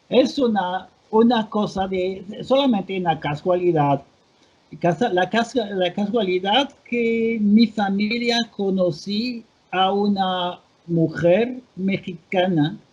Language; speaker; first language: Spanish; non-native, fluent; French